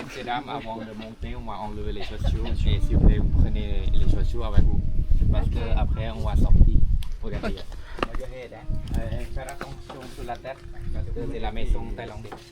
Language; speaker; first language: French; non-native, fluent; Thai